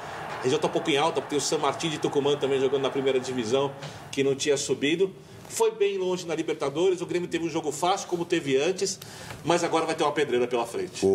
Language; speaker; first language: Portuguese; native; Portuguese